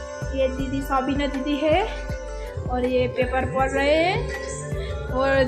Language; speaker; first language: Hindi; non-native, local second language; Nepali